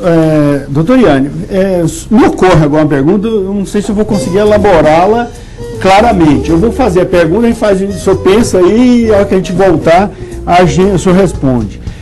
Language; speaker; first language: Portuguese; native; Portuguese